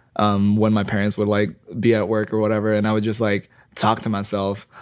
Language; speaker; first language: English; non-native, fluent; Indonesian